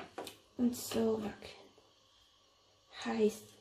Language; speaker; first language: German; non-native, learner; Thai